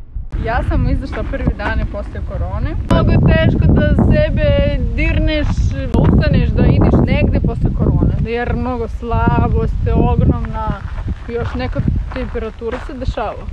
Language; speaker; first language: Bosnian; non-native, learner; Russian